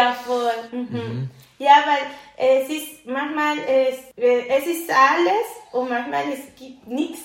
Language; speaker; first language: German; non-native, learner; Spanish